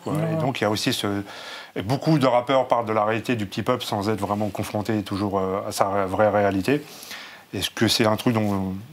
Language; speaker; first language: French; native; French